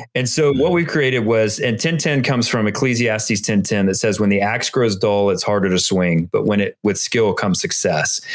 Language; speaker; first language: English; native; English